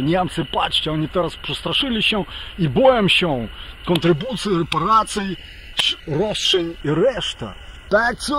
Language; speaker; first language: Polish; non-native, fluent; Ukrainian